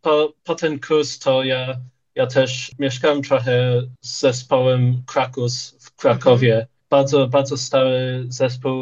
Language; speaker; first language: Polish; early bilingual, heritage; English